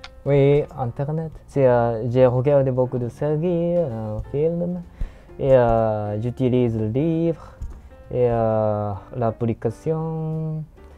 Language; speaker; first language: French; non-native, learner; Japanese